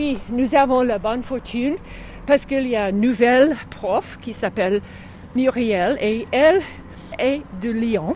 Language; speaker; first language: French; non-native, fluent; English